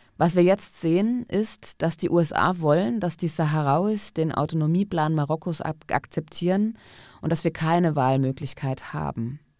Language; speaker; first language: German; non-native, fluent; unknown